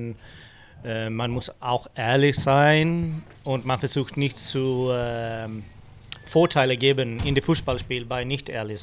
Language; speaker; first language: German; non-native, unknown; Swedish